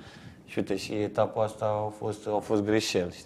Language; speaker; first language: Romanian; native; Romanian